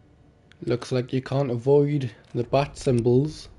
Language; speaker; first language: English; native; English